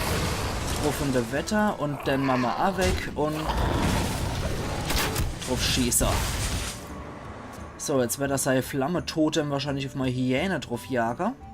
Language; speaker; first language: German; native; German